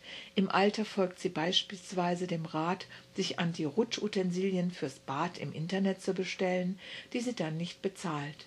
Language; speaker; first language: German; native; German